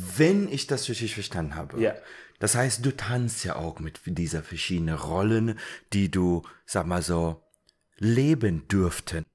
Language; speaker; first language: German; non-native, fluent; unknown